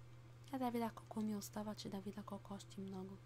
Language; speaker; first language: Bulgarian; native; Bulgarian